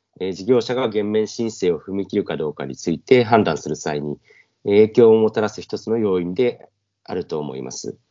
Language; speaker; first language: Japanese; native; Japanese